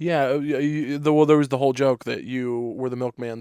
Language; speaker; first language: English; native; English